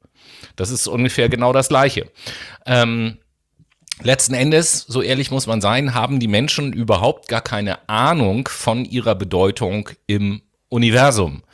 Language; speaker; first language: German; native; German